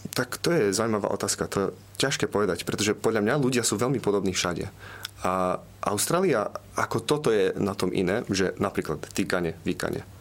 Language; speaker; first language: Slovak; early bilingual, heritage; Slovak